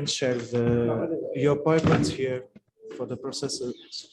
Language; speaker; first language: English; non-native, fluent; Portuguese